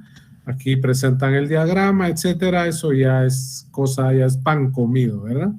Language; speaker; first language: Spanish; native; Spanish